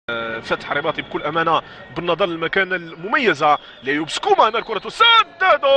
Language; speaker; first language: Arabic; native; Arabic